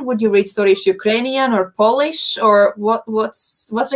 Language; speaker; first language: English; non-native, fluent; Latvian